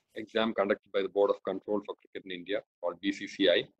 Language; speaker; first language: English; non-native, local second language; Malayalam